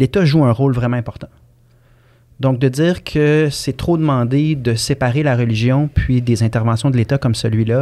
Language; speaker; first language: French; native; French